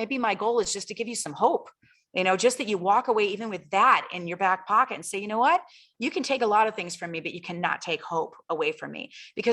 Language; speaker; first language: English; native; English